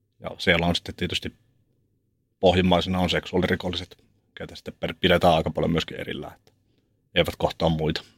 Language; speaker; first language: Finnish; native; Finnish